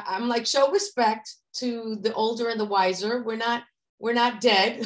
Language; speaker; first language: English; native; English